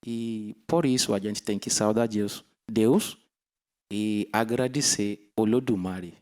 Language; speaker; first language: Portuguese; non-native, learner; Yoruba